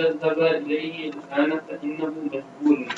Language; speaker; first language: Arabic; non-native, learner; Urdu